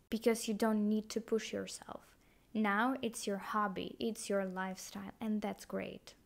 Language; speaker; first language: English; non-native, fluent; Ukrainian